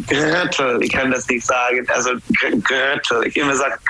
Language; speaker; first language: German; non-native, learner; English